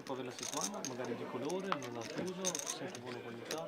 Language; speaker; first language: Italian; non-native, fluent; Albanian